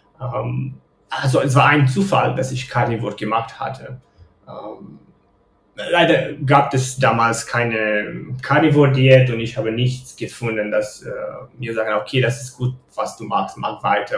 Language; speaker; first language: German; non-native, fluent; Romanian